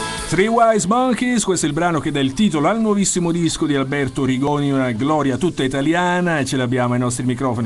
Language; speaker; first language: Italian; native; Italian